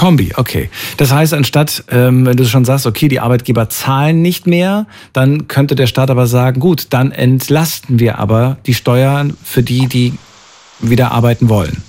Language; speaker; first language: German; native; German